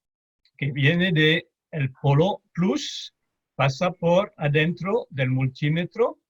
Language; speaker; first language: Spanish; non-native, fluent; French